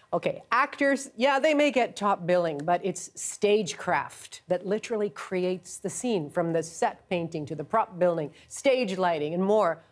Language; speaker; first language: English; native; English